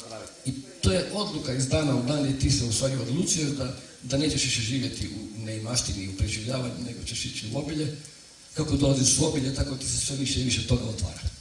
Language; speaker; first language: Croatian; native; Croatian